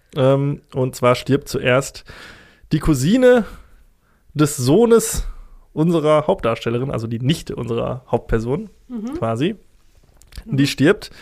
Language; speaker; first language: German; native; German